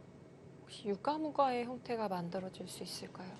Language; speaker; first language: Korean; native; Korean